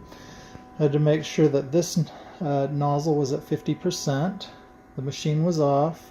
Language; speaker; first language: English; native; English